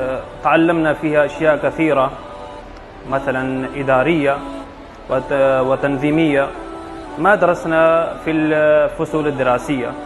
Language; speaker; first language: Arabic; non-native, fluent; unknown